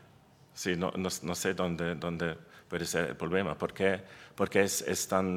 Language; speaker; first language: Spanish; non-native, learner; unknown